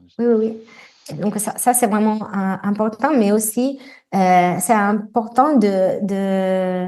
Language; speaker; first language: French; non-native, fluent; Italian